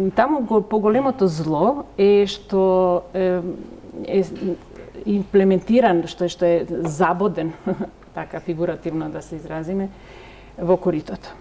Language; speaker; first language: Macedonian; native; Macedonian